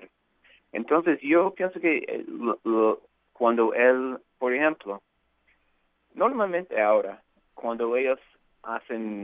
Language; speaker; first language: Spanish; non-native, fluent; English